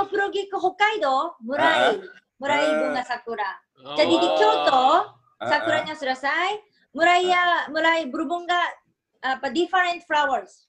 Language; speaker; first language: Indonesian; non-native, fluent; Japanese